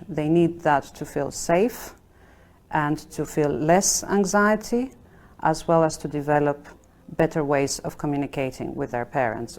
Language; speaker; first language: English; non-native, fluent; Albanian